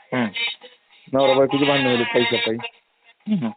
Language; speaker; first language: Marathi; native; Marathi